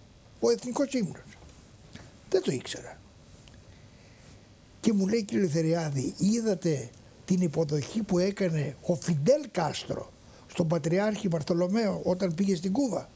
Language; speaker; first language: Greek; native; Greek